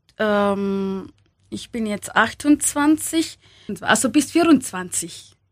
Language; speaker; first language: German; non-native, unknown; Swahili